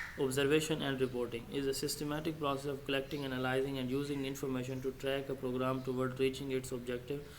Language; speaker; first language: English; non-native, local second language; Urdu